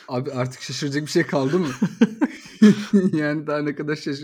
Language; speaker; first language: Turkish; native; Turkish